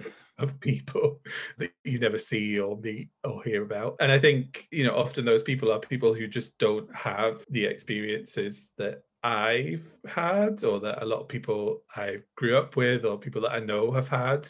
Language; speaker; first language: English; native; English